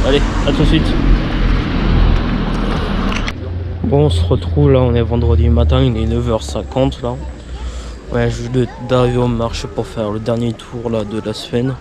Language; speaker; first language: French; native; French